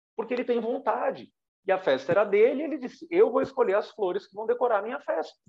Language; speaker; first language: Portuguese; native; Portuguese